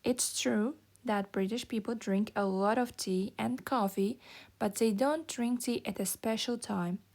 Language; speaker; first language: English; non-native, fluent; Kazakh